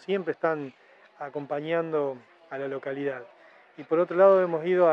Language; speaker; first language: Spanish; native; Spanish